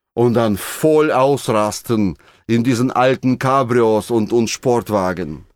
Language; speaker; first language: German; non-native, fluent; Russian